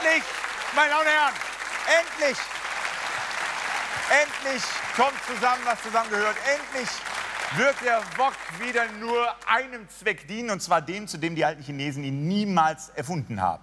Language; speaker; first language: German; native; German